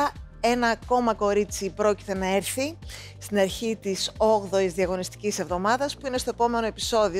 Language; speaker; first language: Greek; native; Greek